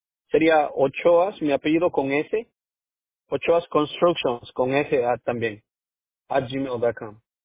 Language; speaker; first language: Spanish; native; Spanish